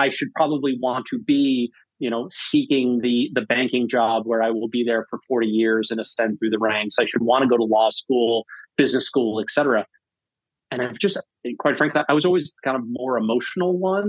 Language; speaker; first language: English; native; English